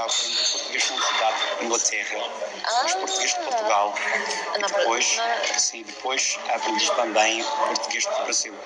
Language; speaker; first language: Portuguese; non-native, fluent; English